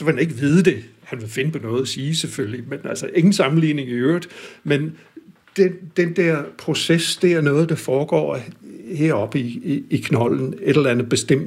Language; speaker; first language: Danish; non-native, fluent; English